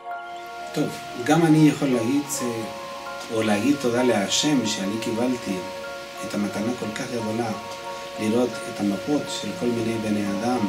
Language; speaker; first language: Hebrew; non-native, fluent; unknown